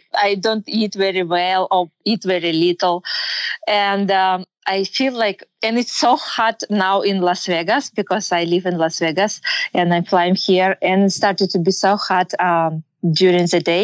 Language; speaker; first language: English; non-native, learner; Russian